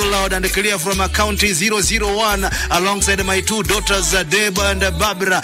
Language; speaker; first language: English; non-native, local second language; Swahili